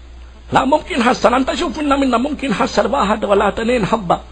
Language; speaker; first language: Arabic; non-native, learner; Urdu